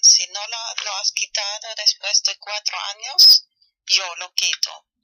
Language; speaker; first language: Spanish; non-native, fluent; German